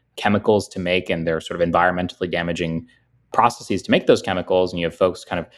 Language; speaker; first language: English; native; English